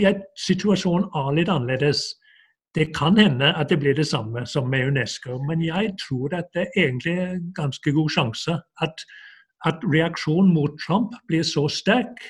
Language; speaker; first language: Norwegian; non-native, fluent; English